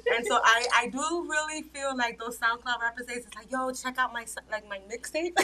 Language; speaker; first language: English; early bilingual, other home language; Spanish